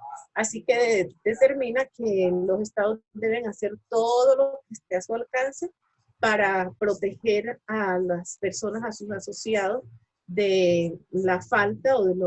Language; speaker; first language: Spanish; native; Spanish